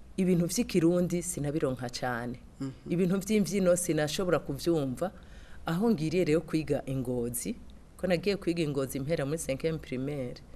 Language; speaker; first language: Rundi; non-native, local second language; Swahili